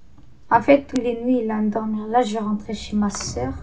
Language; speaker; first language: French; native; French